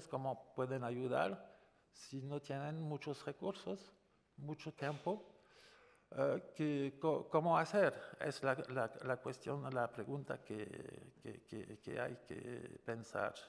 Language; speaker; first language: Spanish; non-native, fluent; French